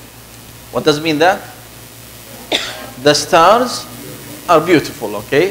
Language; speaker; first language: English; non-native, fluent; Arabic